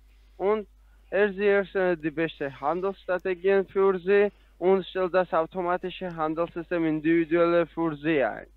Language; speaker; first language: German; non-native, learner; Italian